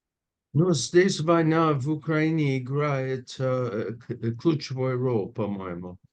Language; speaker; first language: Russian; non-native, fluent; English